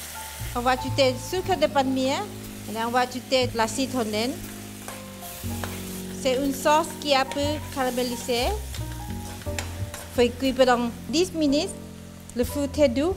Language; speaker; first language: French; non-native, fluent; Thai